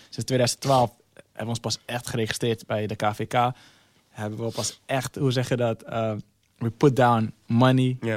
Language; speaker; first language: Dutch; early bilingual, other home language; Somali